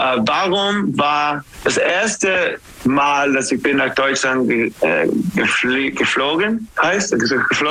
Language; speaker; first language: German; non-native, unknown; English